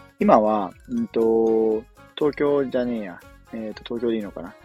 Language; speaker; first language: Japanese; native; Japanese